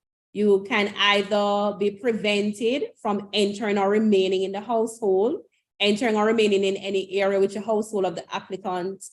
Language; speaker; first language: English; native; English